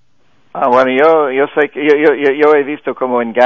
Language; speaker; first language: Spanish; non-native, fluent; English